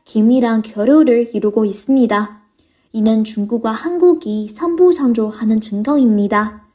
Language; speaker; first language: Korean; non-native, fluent; Chinese